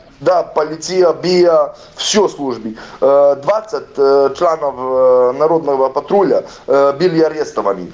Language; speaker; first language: Russian; non-native, learner; Serbian